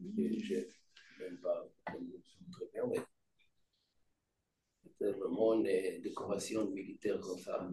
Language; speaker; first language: French; non-native, fluent; Hebrew